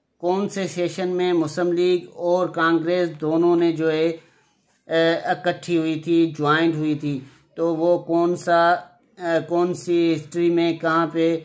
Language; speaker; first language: Urdu; non-native, local second language; Sindhi